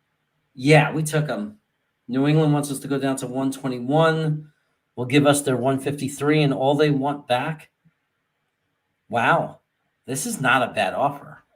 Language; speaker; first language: English; native; English